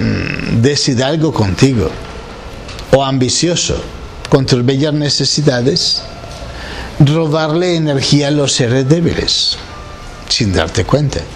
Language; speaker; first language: Spanish; native; Spanish